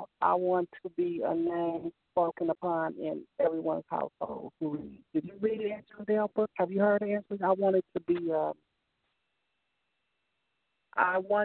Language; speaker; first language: English; native; English